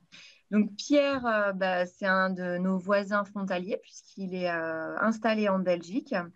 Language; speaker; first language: French; native; French